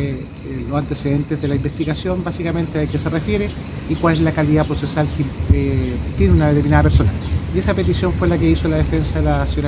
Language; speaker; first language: Spanish; native; Spanish